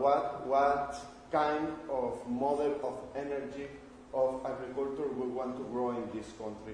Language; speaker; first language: English; non-native, learner; Spanish